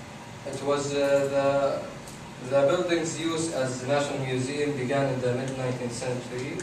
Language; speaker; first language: English; non-native, fluent; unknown